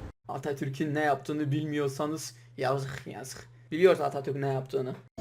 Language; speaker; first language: Turkish; non-native, local second language; Kurdish